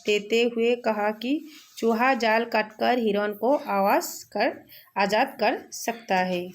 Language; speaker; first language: Hindi; non-native, local second language; Assamese